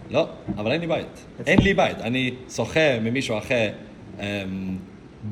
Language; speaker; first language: Hebrew; non-native, fluent; English